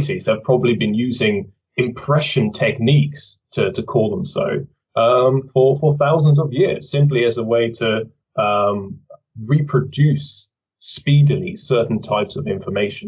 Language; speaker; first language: English; early bilingual, other home language; Dutch